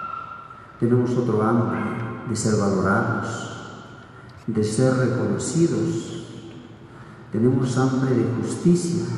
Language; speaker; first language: Spanish; native; Spanish